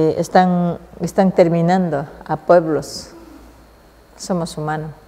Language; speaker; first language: Spanish; non-native, local second language; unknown